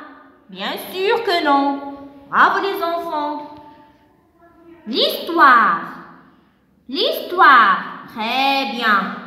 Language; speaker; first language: French; non-native, local second language; Arabic